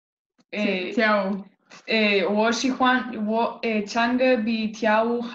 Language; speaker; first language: Chinese; non-native, learner; Spanish